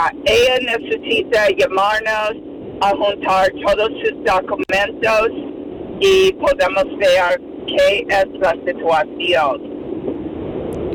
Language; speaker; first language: Spanish; non-native, fluent; English